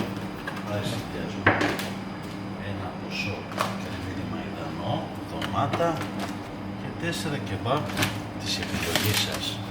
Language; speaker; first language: Greek; non-native, learner; Persian